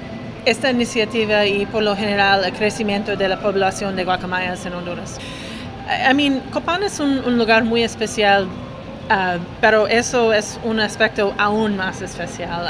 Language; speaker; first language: Spanish; non-native, fluent; English